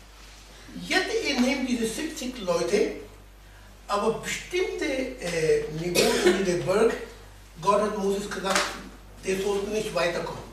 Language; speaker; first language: German; non-native, learner; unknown